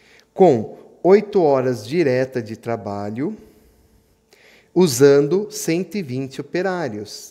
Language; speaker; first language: Portuguese; native; Portuguese